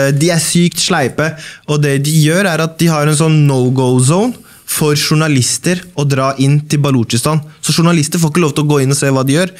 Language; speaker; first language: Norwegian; early bilingual, other home language; Baluchi